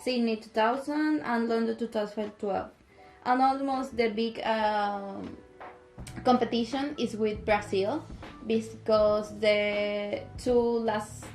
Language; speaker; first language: English; non-native, local second language; Spanish